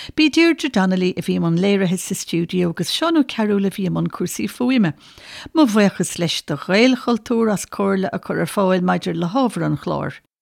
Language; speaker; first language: Irish; native; Irish